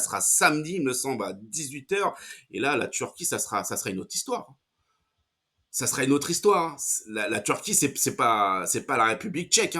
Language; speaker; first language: French; native; French